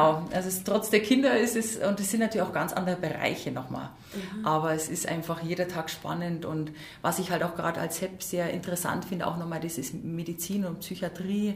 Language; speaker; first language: German; native; German